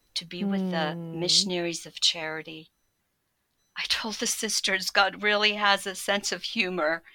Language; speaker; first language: English; early bilingual, other home language; Polish